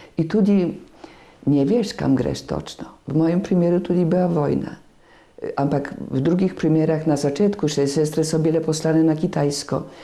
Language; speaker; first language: Slovenian; non-native, fluent; Polish